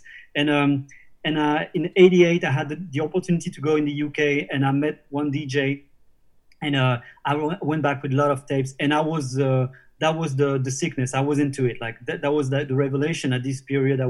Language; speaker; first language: English; non-native, fluent; French